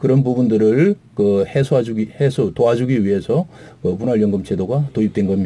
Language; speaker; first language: Korean; native; Korean